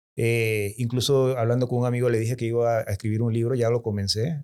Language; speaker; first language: Spanish; native; Spanish